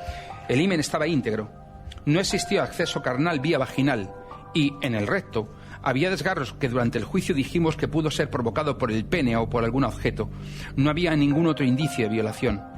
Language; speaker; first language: Spanish; native; Spanish